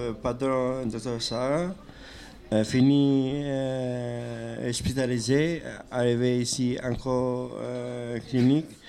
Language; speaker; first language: French; non-native, learner; Albanian